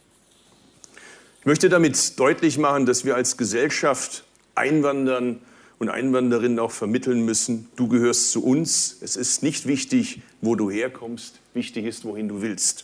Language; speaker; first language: German; early bilingual, other home language; Turkish